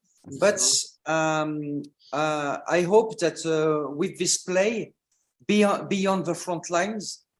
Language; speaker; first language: English; non-native, learner; French